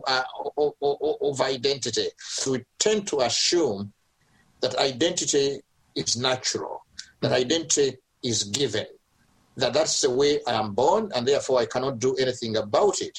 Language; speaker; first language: English; non-native, local second language; Ganda